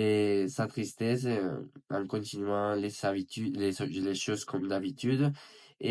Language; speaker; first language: French; non-native, learner; Spanish